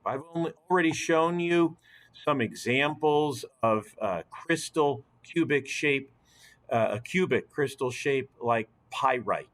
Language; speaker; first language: English; native; English